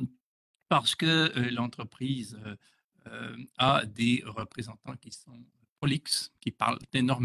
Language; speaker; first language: French; native; French